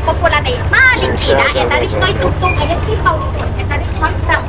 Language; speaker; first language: Russian; non-native, learner; Thai